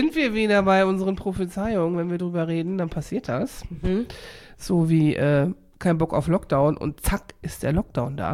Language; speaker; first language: German; native; German